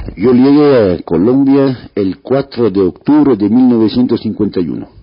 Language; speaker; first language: Spanish; non-native, fluent; French